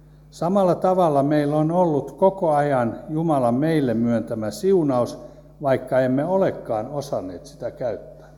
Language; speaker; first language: Finnish; native; Finnish